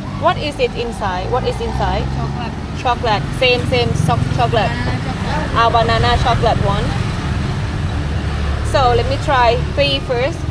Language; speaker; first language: English; non-native, learner; Thai